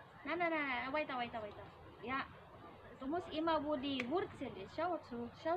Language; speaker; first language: German; non-native, fluent; Cebuano